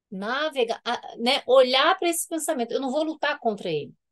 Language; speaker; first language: Portuguese; native; Portuguese